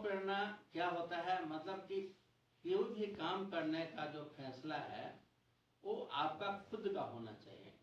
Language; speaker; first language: Hindi; native; Hindi